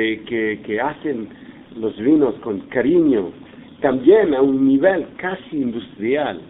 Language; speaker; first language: Spanish; non-native, fluent; English